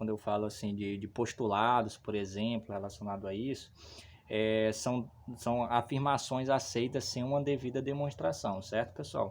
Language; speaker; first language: Portuguese; native; Portuguese